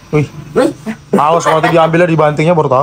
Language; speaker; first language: Malay; native; Malay